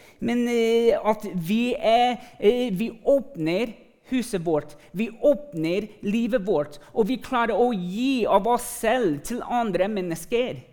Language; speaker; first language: Norwegian; early bilingual, other home language; English